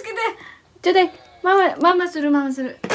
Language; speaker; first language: Japanese; non-native, learner; Filipino